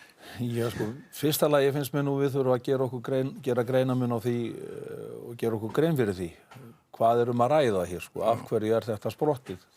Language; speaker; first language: Icelandic; native; Icelandic